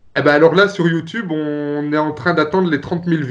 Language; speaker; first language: French; native; French